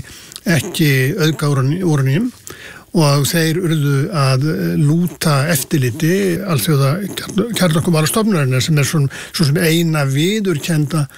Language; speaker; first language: Icelandic; native; Icelandic